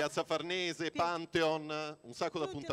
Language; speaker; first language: Italian; native; Italian